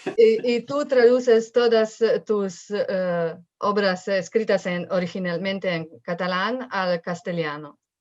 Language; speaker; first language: Spanish; non-native, fluent; Slovenian